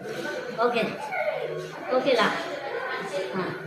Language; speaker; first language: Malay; non-native, local second language; Nias